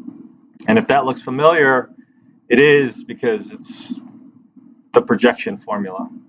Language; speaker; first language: English; native; English